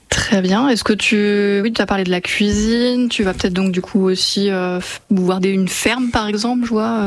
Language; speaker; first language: French; native; French